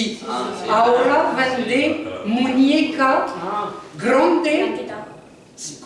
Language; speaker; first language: Spanish; non-native, fluent; French